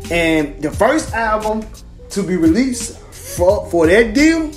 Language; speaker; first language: English; native; English